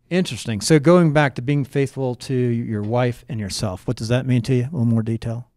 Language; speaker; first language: English; native; English